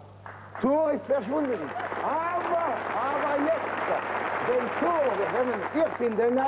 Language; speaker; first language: German; non-native, fluent; French